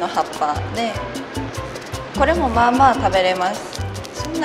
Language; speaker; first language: Vietnamese; non-native, learner; Japanese